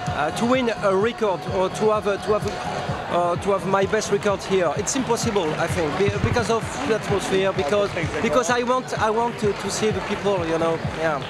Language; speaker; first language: English; non-native, fluent; French